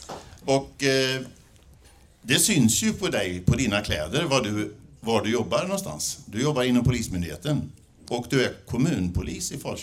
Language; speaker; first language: Swedish; native; Swedish